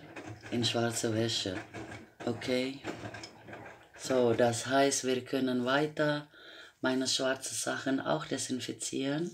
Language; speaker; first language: German; non-native, fluent; Croatian